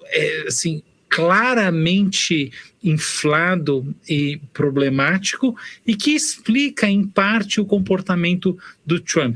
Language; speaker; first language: Portuguese; native; Portuguese